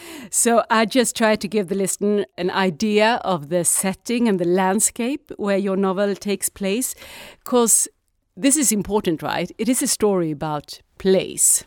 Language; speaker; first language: English; non-native, fluent; Swedish